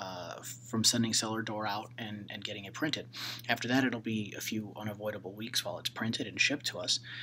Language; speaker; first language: English; native; English